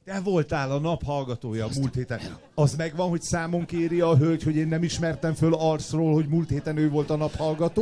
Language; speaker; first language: Hungarian; native; Hungarian